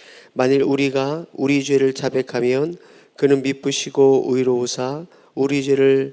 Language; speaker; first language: Korean; native; Korean